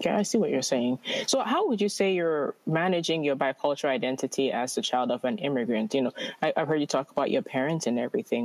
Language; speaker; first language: English; non-native, local second language; Akan